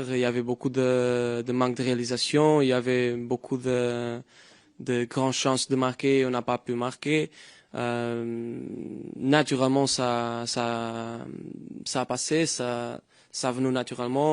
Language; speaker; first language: French; non-native, fluent; Portuguese